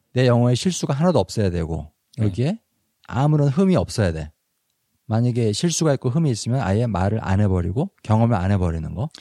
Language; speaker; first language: Korean; native; Korean